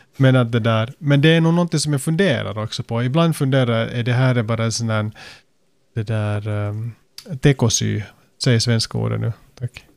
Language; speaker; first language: Swedish; native; Swedish